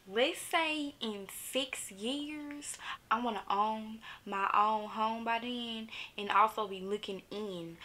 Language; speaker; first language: English; native; English